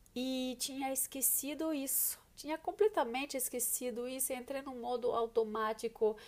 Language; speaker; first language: Portuguese; non-native, fluent; French